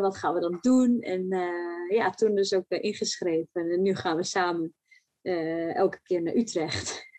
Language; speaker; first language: Dutch; native; Dutch